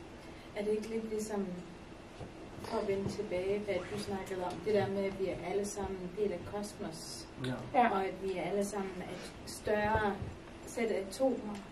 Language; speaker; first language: Danish; native; Danish